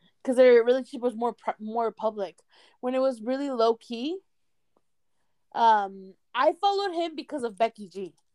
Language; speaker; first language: English; early bilingual, other home language; Spanish